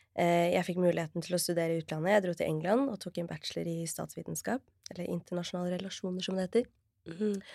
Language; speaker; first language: Norwegian; early bilingual, other home language; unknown